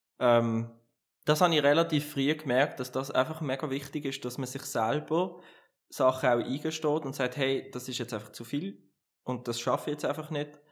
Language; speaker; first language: German; native; German